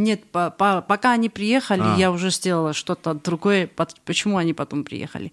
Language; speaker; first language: Russian; non-native, fluent; Georgian